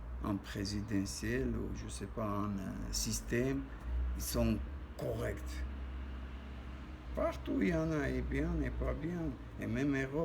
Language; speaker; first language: French; non-native, learner; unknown